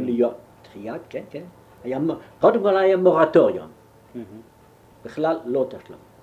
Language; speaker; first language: Hebrew; non-native, fluent; German